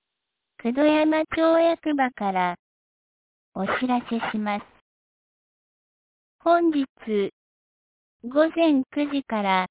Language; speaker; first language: Japanese; native; Japanese